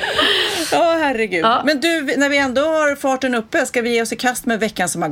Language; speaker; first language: Swedish; native; Swedish